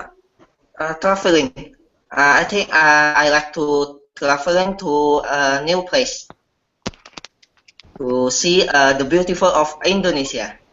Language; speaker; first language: English; non-native, learner; Indonesian